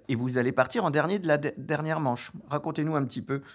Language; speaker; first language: French; native; French